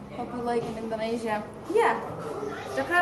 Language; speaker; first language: English; non-native, fluent; Turkish